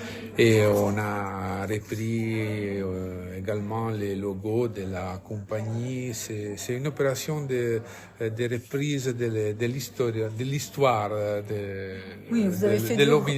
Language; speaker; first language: French; non-native, fluent; Italian